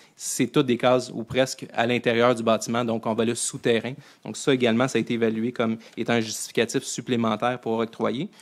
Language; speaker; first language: French; native; French